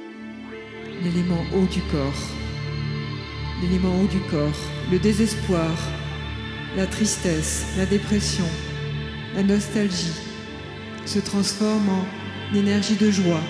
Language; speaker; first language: French; native; French